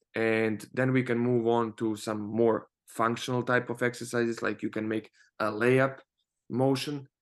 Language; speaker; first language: English; non-native, fluent; Croatian